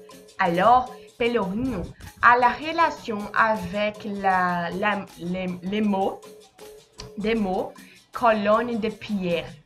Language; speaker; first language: French; non-native, learner; Portuguese